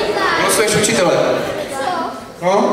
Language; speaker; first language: French; non-native, learner; Czech